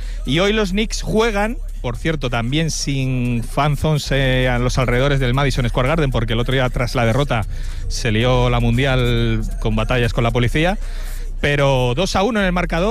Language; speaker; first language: Spanish; native; Spanish